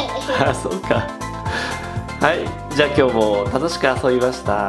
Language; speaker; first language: Japanese; native; Japanese